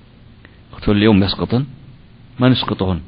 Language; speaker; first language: Arabic; native; Arabic